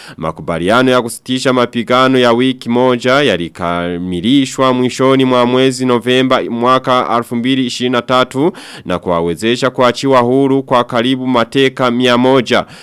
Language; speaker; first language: Swahili; non-native, local second language; Rundi